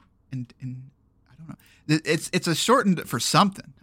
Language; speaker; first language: English; native; English